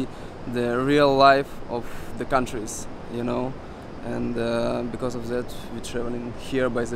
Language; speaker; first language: English; non-native, fluent; Russian